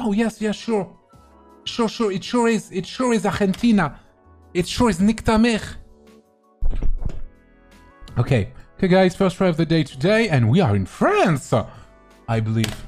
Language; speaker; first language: English; non-native, fluent; French